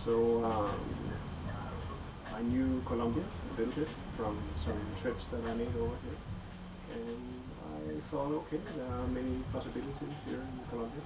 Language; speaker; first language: English; non-native, fluent; Danish